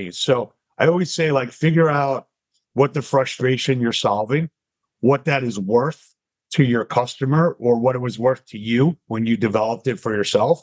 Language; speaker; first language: English; native; English